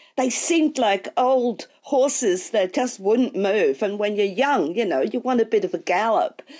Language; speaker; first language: English; native; English